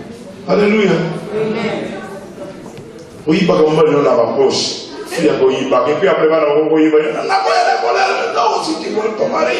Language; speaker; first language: French; non-native, local second language; Lingala